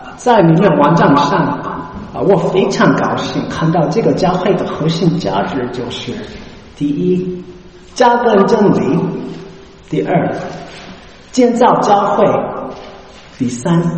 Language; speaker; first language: Chinese; non-native, learner; English